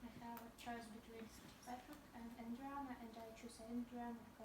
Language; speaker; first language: English; non-native, learner; Ukrainian